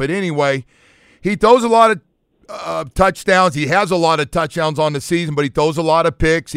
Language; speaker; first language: English; native; English